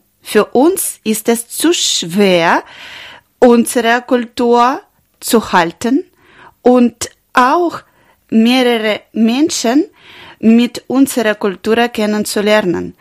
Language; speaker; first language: German; non-native, learner; Ukrainian